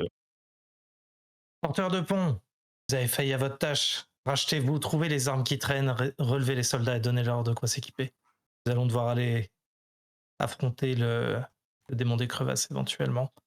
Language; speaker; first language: French; native; French